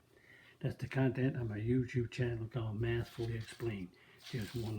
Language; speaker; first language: English; native; English